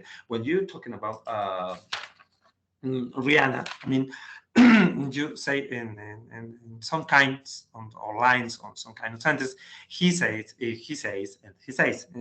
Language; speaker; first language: English; non-native, learner; Spanish